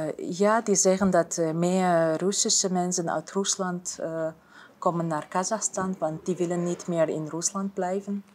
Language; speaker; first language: Dutch; non-native, learner; Kazakh